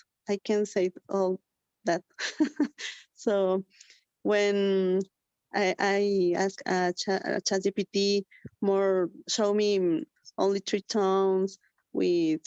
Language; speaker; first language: English; non-native, learner; Spanish